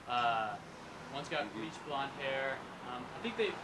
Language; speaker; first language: English; native; English